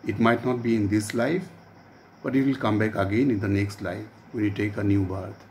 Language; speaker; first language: English; non-native, local second language; Assamese